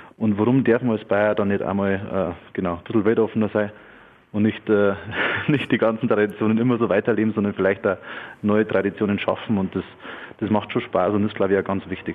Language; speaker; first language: German; native; German